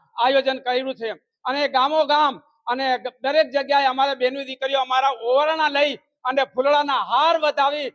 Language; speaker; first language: Gujarati; native; Gujarati